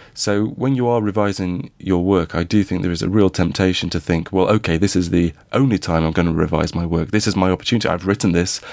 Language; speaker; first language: English; native; English